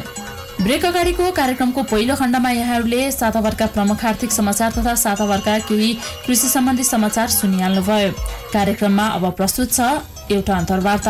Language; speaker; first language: Nepali; native; Nepali